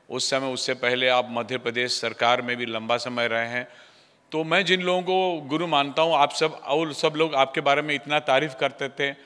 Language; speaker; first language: Hindi; non-native, local second language; Odia